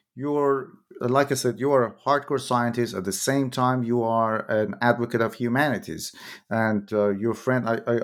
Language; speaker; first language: English; non-native, fluent; Persian